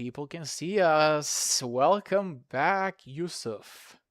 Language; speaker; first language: English; non-native, fluent; Serbian